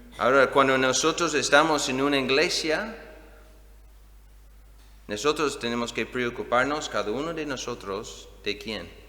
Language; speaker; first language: Spanish; non-native, fluent; English